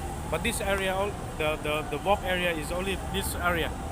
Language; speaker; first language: English; non-native, learner; Thai